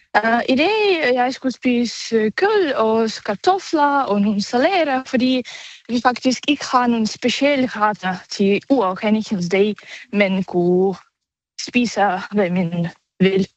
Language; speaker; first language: Danish; non-native, learner; Ukrainian